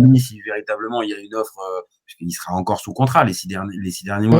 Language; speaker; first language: French; native; French